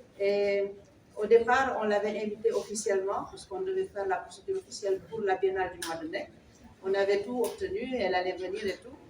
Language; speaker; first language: French; non-native, local second language; Wolof